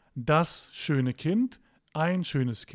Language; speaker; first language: German; non-native, fluent; Turkish